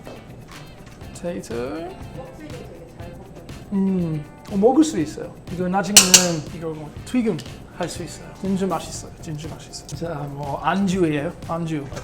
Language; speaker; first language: Korean; early bilingual, heritage; Korean